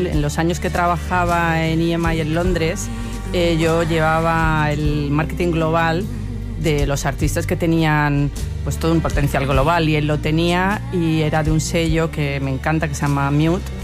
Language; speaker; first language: Spanish; native; Spanish